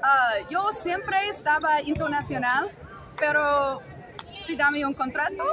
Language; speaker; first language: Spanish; non-native, learner; English